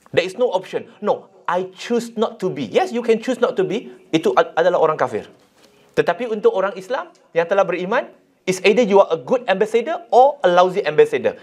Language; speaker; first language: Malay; non-native, local second language; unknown